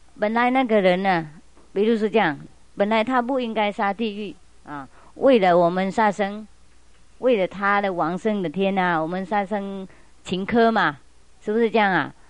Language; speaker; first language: Chinese; non-native, fluent; Vietnamese